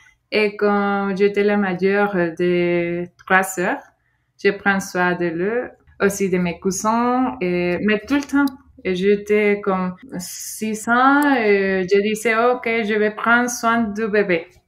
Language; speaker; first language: French; non-native, fluent; Spanish